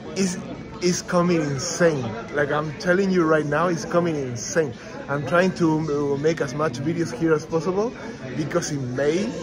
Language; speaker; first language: English; non-native, fluent; Spanish